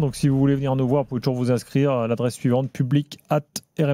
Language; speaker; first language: French; native; French